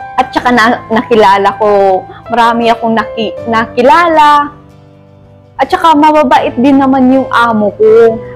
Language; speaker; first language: Filipino; non-native, local second language; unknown